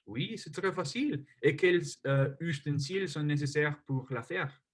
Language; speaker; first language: French; non-native, learner; Spanish